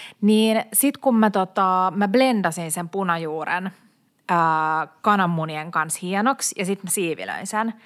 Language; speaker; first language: Finnish; native; Finnish